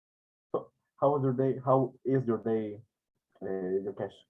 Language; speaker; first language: English; non-native, learner; Spanish